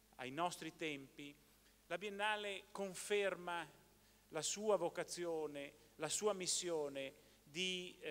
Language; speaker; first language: Italian; native; Italian